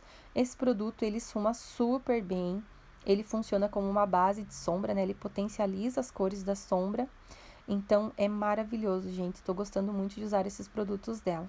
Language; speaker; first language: Portuguese; native; Portuguese